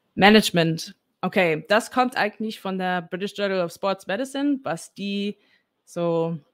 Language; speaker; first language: German; non-native, fluent; English